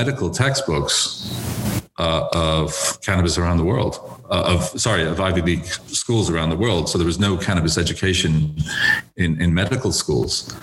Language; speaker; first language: English; native; English